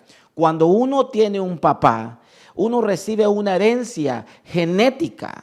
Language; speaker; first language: Spanish; native; Spanish